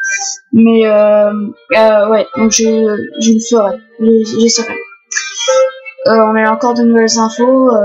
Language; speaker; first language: French; native; French